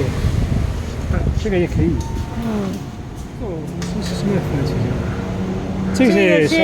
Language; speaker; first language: Chinese; non-native, fluent; Italian